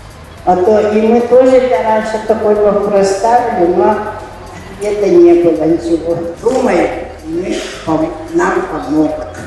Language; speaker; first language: Russian; non-native, local second language; Yakut